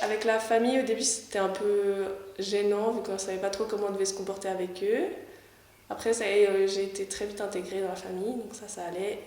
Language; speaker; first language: French; native; French